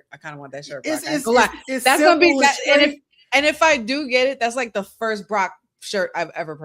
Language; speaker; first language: English; native; English